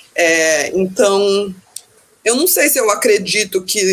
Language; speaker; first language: Portuguese; early bilingual, heritage; Portuguese